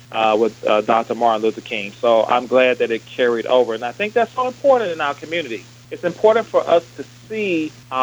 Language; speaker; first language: English; native; English